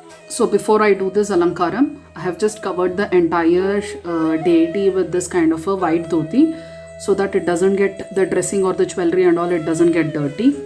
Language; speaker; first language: English; non-native, local second language; Kannada